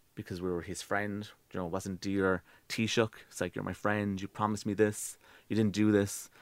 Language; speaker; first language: English; native; English